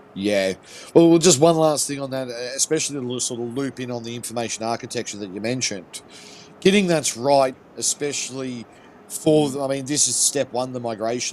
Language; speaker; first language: English; native; English